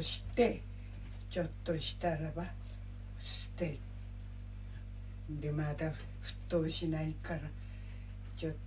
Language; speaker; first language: Japanese; native; Japanese